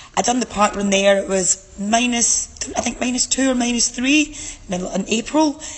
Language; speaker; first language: English; native; English